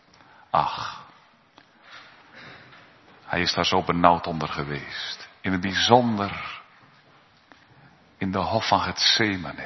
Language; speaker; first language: Dutch; native; Dutch